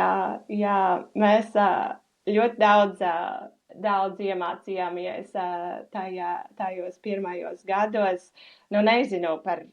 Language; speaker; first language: Latvian; non-native, fluent; English